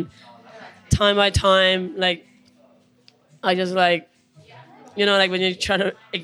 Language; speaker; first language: English; non-native, fluent; Khmer